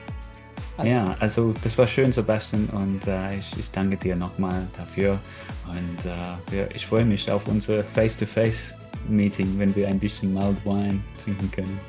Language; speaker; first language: German; non-native, fluent; English